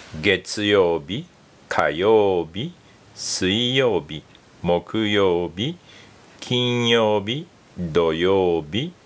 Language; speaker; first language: Japanese; non-native, fluent; English